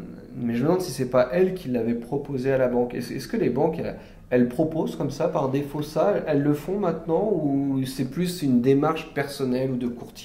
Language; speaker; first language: French; native; French